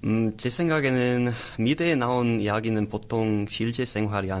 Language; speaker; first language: Korean; non-native, learner; English